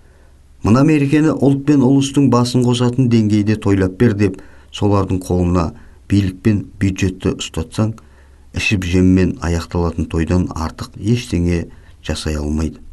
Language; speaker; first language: Kazakh; native; Kazakh